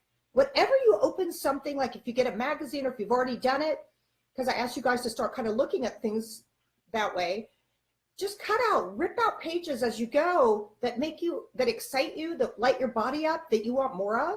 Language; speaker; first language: English; native; English